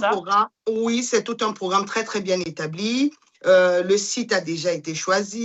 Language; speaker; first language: French; non-native, local second language; Duala